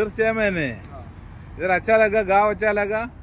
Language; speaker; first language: Hindi; non-native, local second language; Malayalam